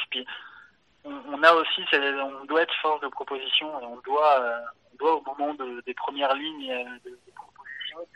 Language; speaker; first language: French; native; French